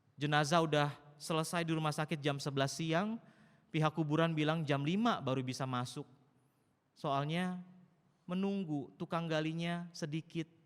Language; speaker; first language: Indonesian; native; Indonesian